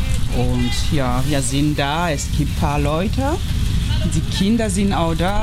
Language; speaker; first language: German; non-native, learner; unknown